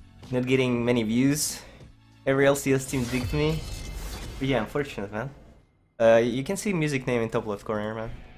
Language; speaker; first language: English; non-native, fluent; Russian